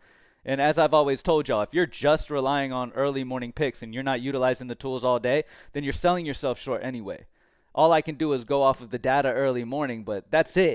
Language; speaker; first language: English; native; English